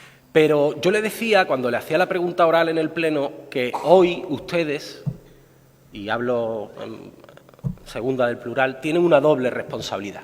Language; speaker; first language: Spanish; native; Spanish